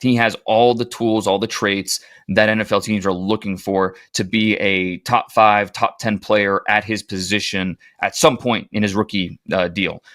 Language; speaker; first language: English; native; English